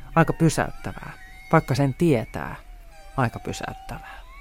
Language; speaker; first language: Finnish; native; Finnish